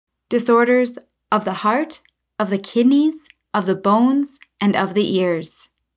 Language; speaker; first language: English; native; English